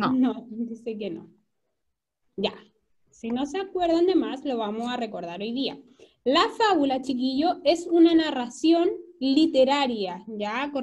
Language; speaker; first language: Spanish; native; Spanish